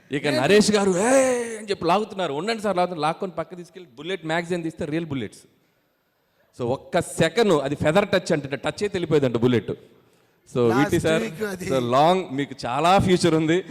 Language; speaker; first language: Telugu; native; Telugu